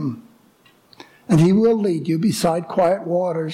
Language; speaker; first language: English; native; English